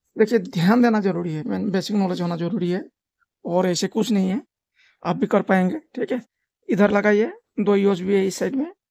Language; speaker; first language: Hindi; non-native, local second language; Nepali